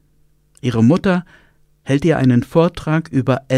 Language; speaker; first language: German; native; German